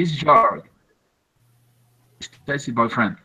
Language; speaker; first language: English; non-native, learner; Spanish